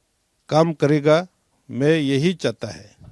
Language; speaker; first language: Hindi; non-native, local second language; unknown